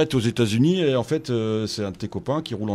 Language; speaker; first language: French; native; French